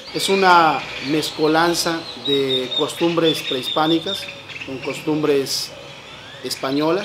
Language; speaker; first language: Spanish; native; Spanish